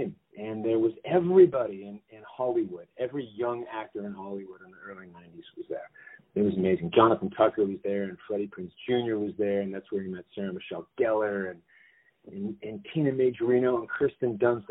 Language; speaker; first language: English; native; English